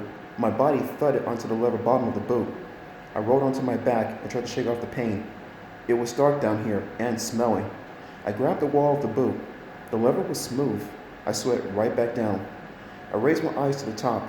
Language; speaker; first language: English; native; English